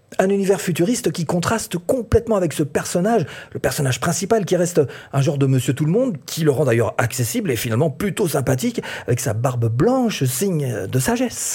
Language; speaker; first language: French; native; French